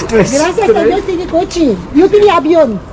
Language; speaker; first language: Spanish; non-native, learner; Filipino